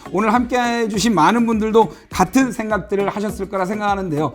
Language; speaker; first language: Korean; native; Korean